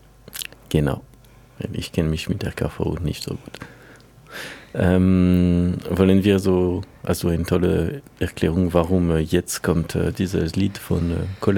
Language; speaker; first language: German; non-native, fluent; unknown